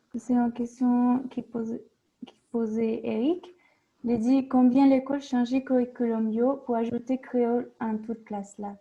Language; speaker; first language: French; non-native, learner; English